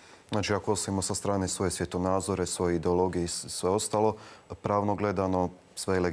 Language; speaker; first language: Croatian; native; Croatian